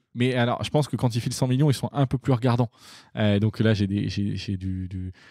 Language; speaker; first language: French; native; French